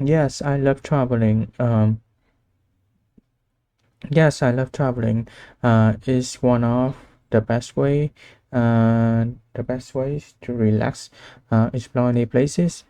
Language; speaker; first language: English; non-native, learner; Vietnamese